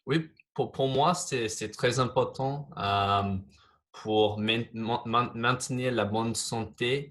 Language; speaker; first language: French; non-native, fluent; English